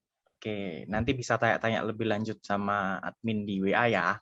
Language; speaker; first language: Indonesian; native; Indonesian